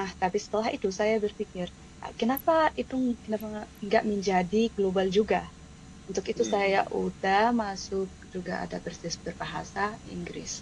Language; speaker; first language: Indonesian; non-native, fluent; Arabic